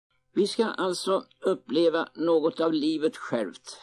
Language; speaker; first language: Swedish; native; Swedish